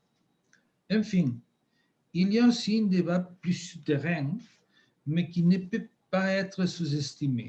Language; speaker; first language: French; non-native, fluent; Spanish